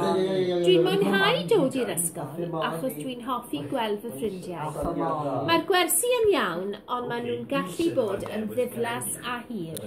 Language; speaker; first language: Welsh; non-native, local second language; English